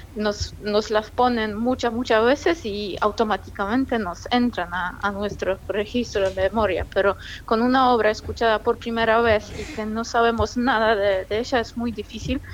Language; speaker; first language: Spanish; non-native, fluent; Polish